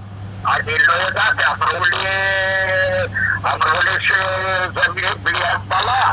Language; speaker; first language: Hebrew; non-native, learner; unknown